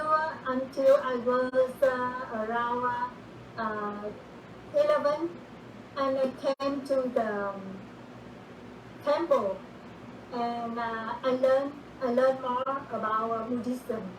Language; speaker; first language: English; non-native, learner; Vietnamese